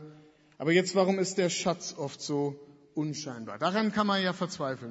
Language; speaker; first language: German; native; German